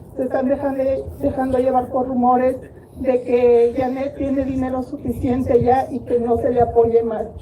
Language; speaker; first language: Spanish; early bilingual, heritage; Spanish